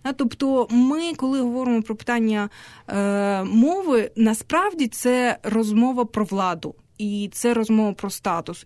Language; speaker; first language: Ukrainian; non-native, local second language; Russian